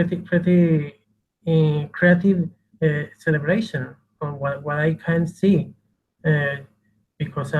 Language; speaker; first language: English; non-native, learner; Spanish